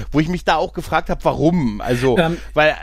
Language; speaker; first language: German; native; German